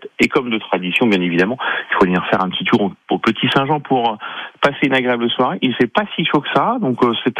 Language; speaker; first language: French; native; French